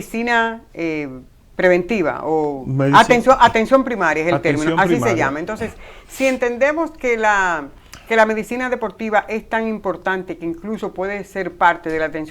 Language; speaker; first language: Spanish; native; Spanish